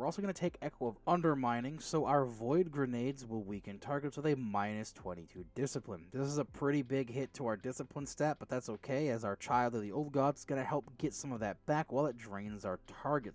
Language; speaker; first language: English; native; English